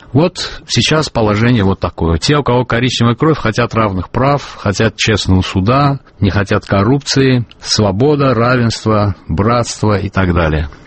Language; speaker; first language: Russian; non-native, local second language; Azerbaijani